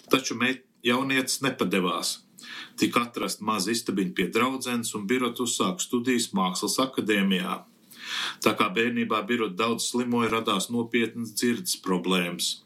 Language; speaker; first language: Latvian; early bilingual, heritage; Latvian